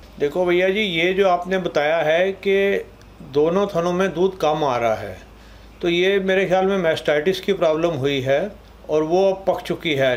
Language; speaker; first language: Hindi; non-native, local second language; Punjabi